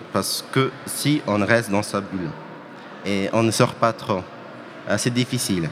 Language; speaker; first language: French; non-native, fluent; Polish